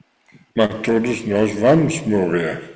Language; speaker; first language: Portuguese; non-native, fluent; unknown